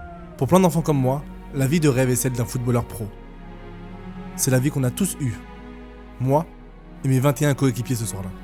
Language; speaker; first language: French; native; French